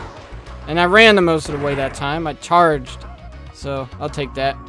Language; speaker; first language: English; native; English